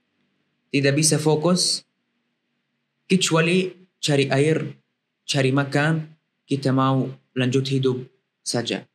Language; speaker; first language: Indonesian; non-native, learner; Arabic